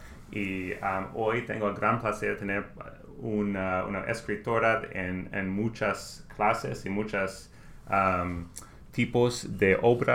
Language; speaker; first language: Spanish; non-native, learner; English